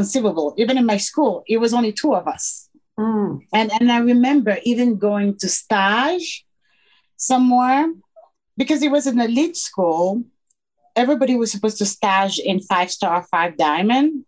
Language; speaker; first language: English; non-native, fluent; French